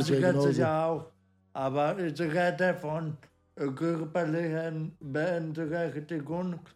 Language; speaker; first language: German; non-native, learner; Polish